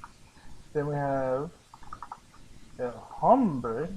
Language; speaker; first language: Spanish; non-native, learner; English